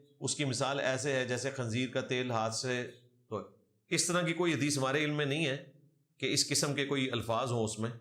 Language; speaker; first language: Urdu; non-native, local second language; Punjabi